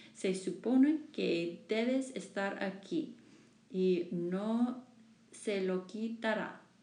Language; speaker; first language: Spanish; non-native, learner; English